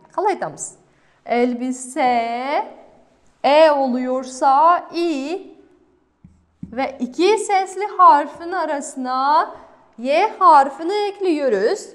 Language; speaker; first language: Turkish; non-native, fluent; Kazakh